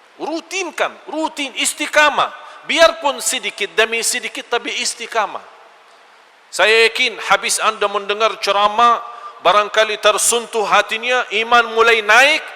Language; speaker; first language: Malay; non-native, fluent; Arabic